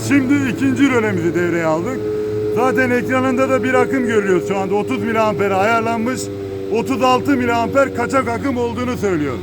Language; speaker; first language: Turkish; native; Turkish